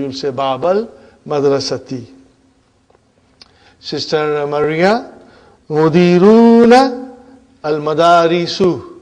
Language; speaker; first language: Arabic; non-native, fluent; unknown